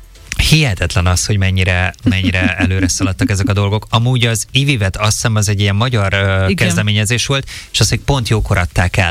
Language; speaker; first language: Hungarian; native; Hungarian